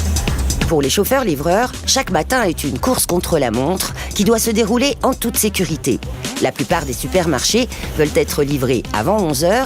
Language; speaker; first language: French; native; French